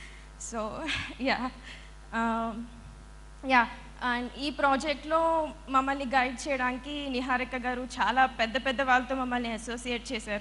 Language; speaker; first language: Telugu; non-native, learner; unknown